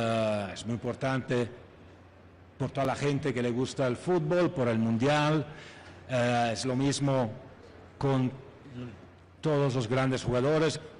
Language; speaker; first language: Spanish; non-native, fluent; Italian